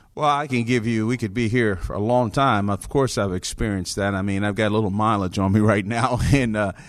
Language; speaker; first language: English; native; English